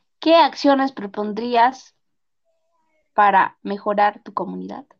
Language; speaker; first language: Spanish; native; Spanish